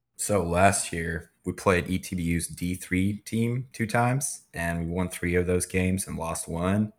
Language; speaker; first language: English; non-native, fluent; Swedish